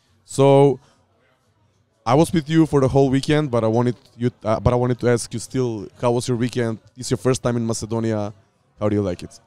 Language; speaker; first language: English; non-native, fluent; Macedonian